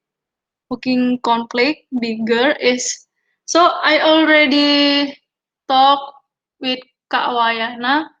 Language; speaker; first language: English; non-native, learner; Indonesian